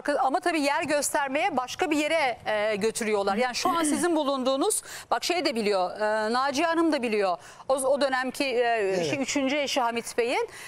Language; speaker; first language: Turkish; native; Turkish